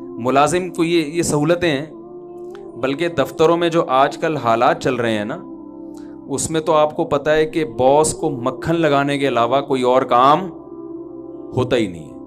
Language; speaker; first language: Urdu; native; Urdu